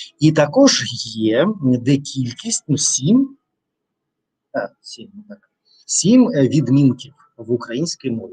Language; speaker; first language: Ukrainian; non-native, learner; Russian